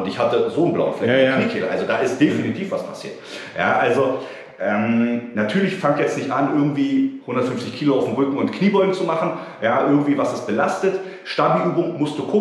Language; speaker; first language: German; native; German